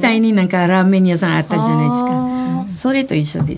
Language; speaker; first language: Japanese; non-native, fluent; Filipino